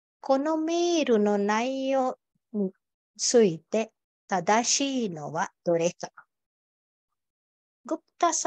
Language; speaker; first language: Japanese; non-native, fluent; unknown